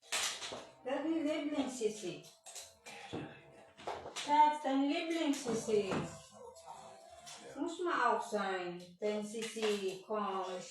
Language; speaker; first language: German; non-native, learner; Filipino